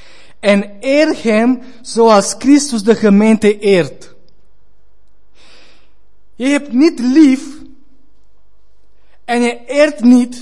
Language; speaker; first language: Dutch; non-native, fluent; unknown